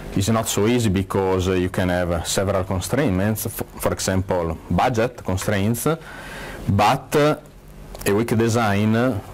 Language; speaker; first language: English; non-native, fluent; Italian